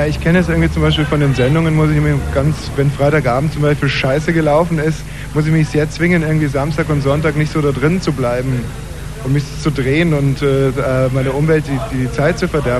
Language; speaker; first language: German; native; German